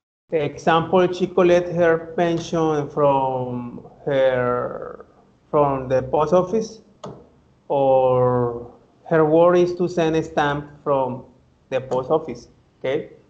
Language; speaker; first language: English; non-native, learner; Spanish